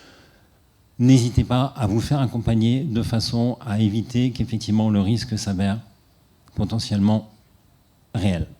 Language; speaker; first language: French; native; French